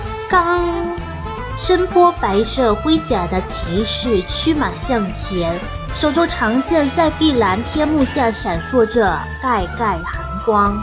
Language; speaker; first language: Chinese; native; Chinese